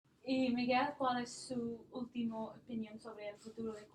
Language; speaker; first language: Spanish; non-native, learner; English